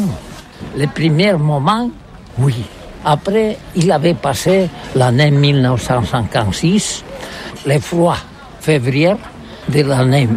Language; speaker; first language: French; non-native, learner; Catalan